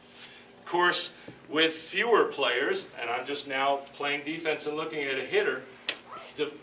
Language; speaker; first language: English; native; English